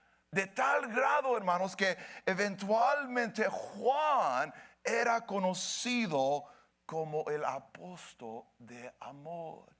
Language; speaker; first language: Spanish; early bilingual, heritage; Spanish